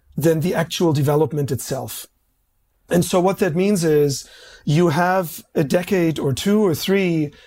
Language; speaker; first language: English; non-native, fluent; German